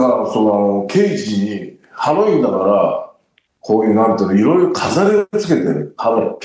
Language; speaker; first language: Japanese; native; Japanese